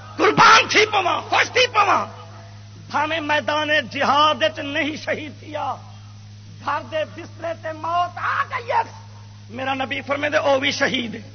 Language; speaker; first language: Urdu; native; Urdu